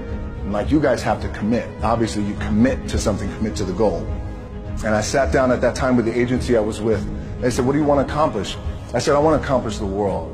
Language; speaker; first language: English; native; English